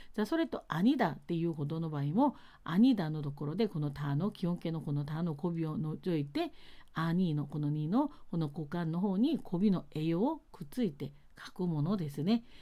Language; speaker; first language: Japanese; non-native, fluent; Korean